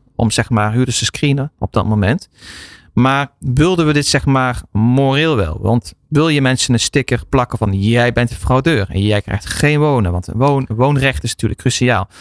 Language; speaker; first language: Dutch; native; Dutch